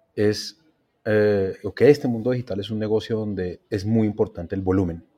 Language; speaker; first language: Spanish; native; Spanish